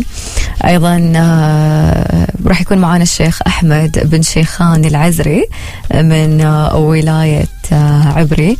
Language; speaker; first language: Arabic; native; Arabic